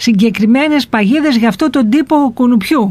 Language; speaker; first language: Greek; native; Greek